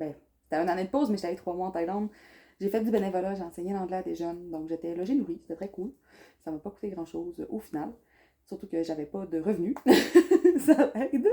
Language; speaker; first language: French; native; French